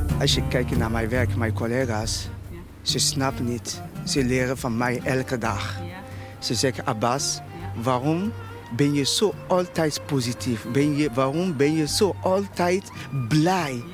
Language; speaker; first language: Dutch; non-native, fluent; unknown